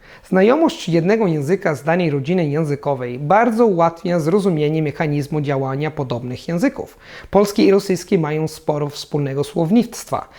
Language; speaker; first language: Polish; non-native, fluent; Italian